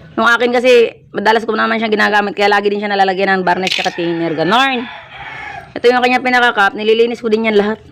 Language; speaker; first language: Filipino; non-native, local second language; Hiligaynon